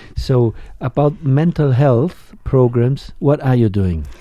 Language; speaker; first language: English; non-native, fluent; Spanish